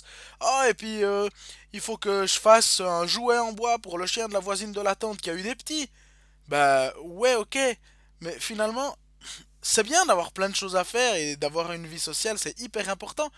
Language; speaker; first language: French; native; French